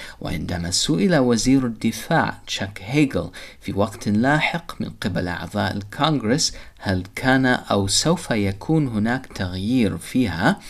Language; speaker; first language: Arabic; non-native, fluent; English